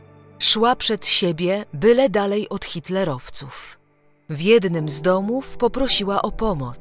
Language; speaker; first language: Polish; native; Polish